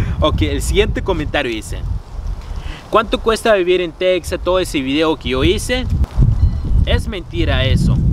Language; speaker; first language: Spanish; non-native, fluent; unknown